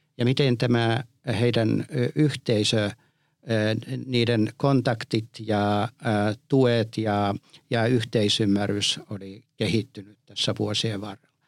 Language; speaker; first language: Finnish; early bilingual, heritage; Finnish